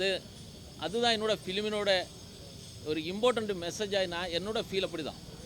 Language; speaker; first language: Tamil; non-native, learner; Malayalam